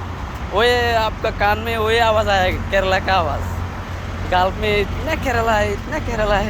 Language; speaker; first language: Hindi; non-native, local second language; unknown